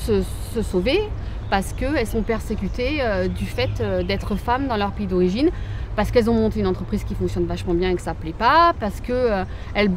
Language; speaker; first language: French; native; French